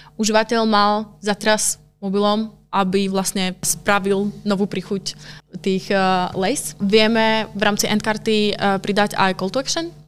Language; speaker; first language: Slovak; non-native, local second language; Hungarian